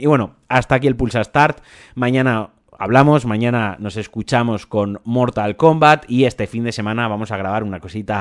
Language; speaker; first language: Spanish; native; Spanish